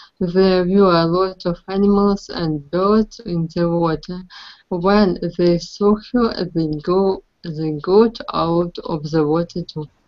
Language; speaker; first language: English; non-native, learner; Ukrainian